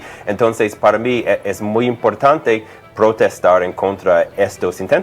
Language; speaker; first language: Spanish; non-native, fluent; English